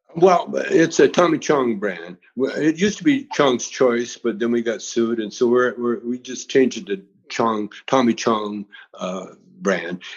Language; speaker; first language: English; native; English